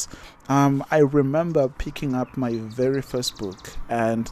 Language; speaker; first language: English; non-native, local second language; Zulu